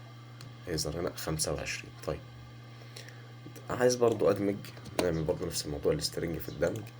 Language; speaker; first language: Arabic; native; Arabic